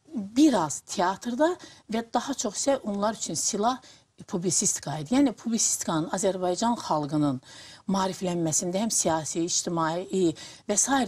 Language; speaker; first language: Azerbaijani; native; Azerbaijani